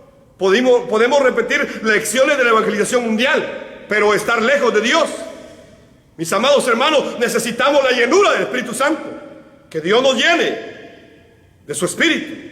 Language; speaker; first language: Spanish; native; Spanish